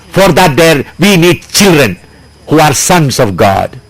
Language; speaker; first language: English; non-native, local second language; Malayalam